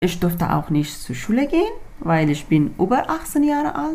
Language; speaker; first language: German; non-native, learner; Persian